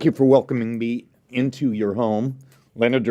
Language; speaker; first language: English; native; English